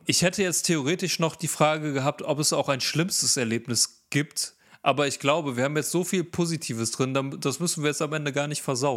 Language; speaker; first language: German; native; German